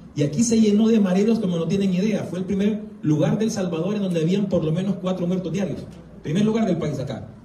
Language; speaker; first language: Spanish; native; Spanish